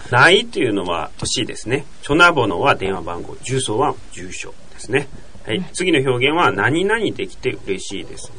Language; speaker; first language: Japanese; native; Japanese